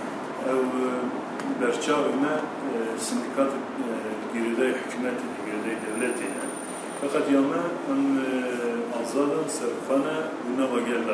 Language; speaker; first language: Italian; non-native, learner; Kurdish